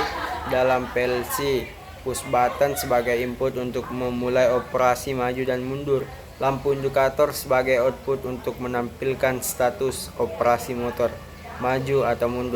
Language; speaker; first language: Indonesian; native; Indonesian